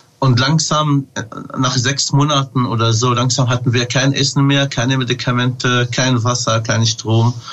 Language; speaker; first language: German; non-native, fluent; Arabic